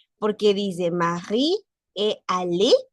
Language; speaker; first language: French; non-native, learner; Spanish